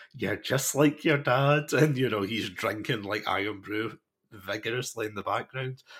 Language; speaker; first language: English; native; English